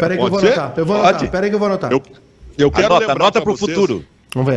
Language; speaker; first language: Portuguese; native; Portuguese